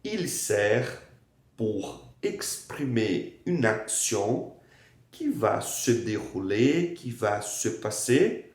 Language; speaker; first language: French; non-native, fluent; Portuguese